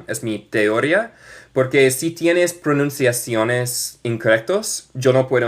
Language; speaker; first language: Spanish; non-native, learner; English